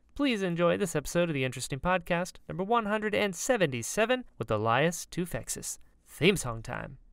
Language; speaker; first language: English; native; English